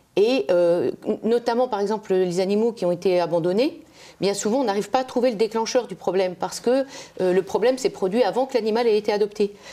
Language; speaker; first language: French; native; French